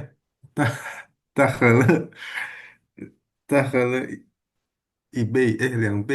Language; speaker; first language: Chinese; non-native, learner; Indonesian